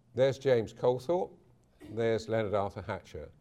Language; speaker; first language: English; native; English